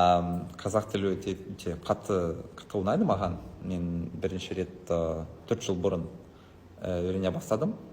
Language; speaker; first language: Kazakh; non-native, learner; Lithuanian